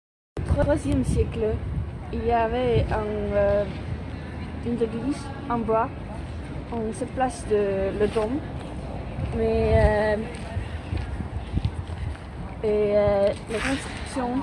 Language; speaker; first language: French; non-native, learner; Estonian